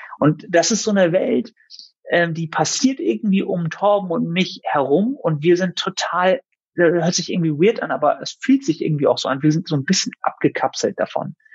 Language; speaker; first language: German; native; German